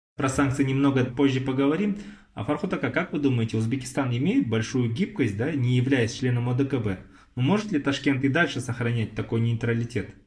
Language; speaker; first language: Russian; non-native, local second language; Kazakh